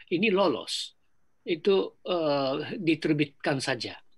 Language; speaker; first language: Indonesian; non-native, fluent; Japanese